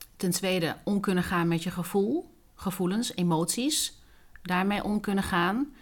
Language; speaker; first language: Dutch; early bilingual, other home language; Spanish